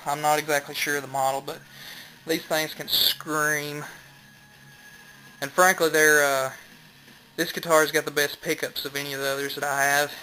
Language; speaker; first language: English; native; English